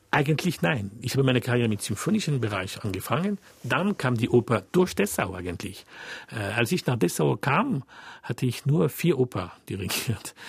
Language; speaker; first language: German; non-native, fluent; French